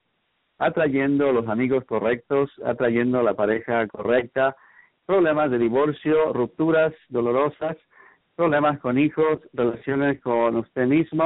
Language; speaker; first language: Spanish; native; Spanish